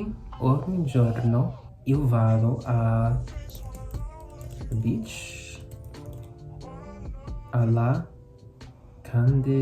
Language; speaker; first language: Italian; non-native, learner; English